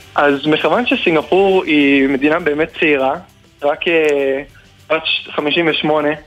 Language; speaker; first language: Hebrew; non-native, fluent; English